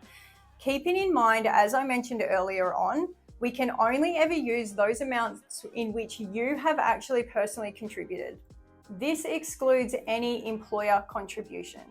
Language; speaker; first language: English; native; English